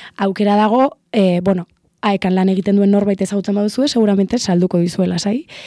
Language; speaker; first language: Basque; non-native, local second language; Spanish